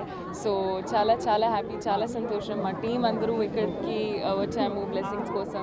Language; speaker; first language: Telugu; non-native, fluent; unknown